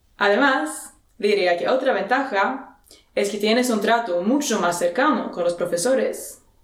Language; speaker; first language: Spanish; non-native, fluent; Swedish